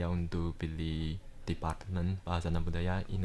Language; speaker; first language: Indonesian; early bilingual, heritage; Indonesian